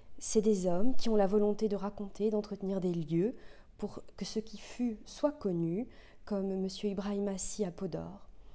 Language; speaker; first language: French; native; French